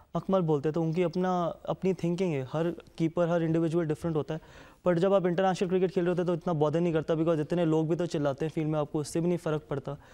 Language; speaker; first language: Hindi; native; Hindi